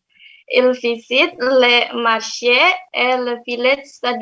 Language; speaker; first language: French; non-native, learner; Indonesian